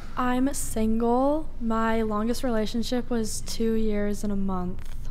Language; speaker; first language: English; native; English